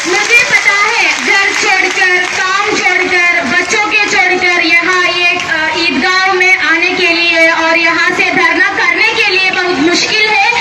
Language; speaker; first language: Hindi; non-native, local second language; Malayalam